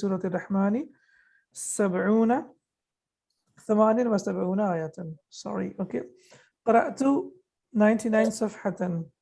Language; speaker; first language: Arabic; non-native, fluent; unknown